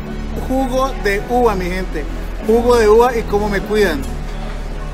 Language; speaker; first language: Spanish; native; Spanish